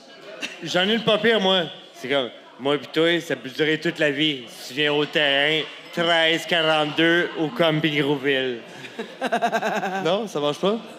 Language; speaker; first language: French; native; French